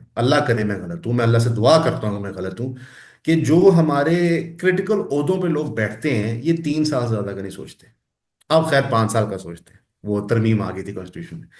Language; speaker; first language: Urdu; non-native, local second language; Punjabi